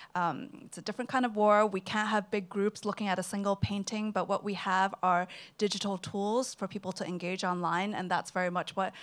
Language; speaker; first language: English; non-native, local second language; Cantonese